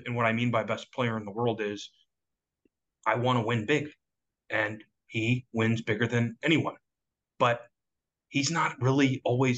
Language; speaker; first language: English; native; English